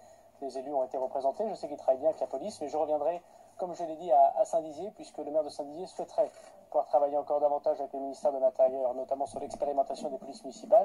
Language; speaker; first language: French; native; French